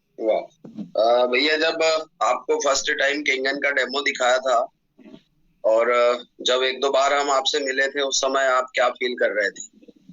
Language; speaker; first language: Hindi; native; Hindi